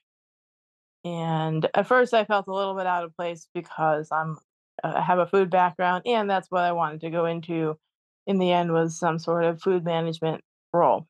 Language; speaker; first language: English; native; English